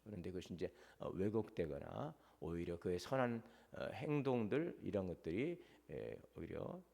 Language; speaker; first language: Korean; native; Korean